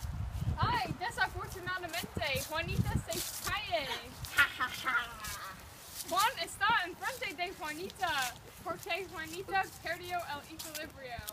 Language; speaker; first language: Spanish; non-native, learner; English